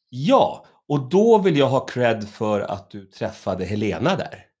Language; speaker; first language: Swedish; native; Swedish